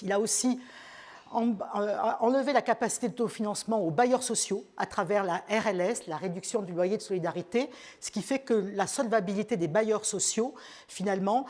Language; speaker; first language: French; native; French